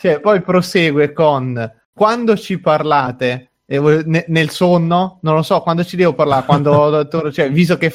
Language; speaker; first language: Italian; native; Italian